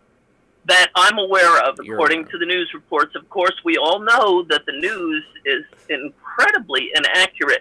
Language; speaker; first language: English; native; English